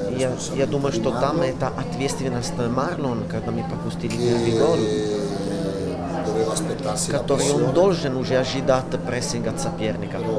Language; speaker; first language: Russian; non-native, learner; Italian